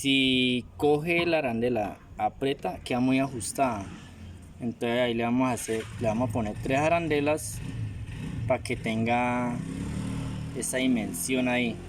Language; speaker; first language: Spanish; native; Spanish